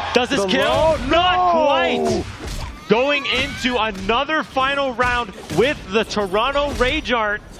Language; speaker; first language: English; native; English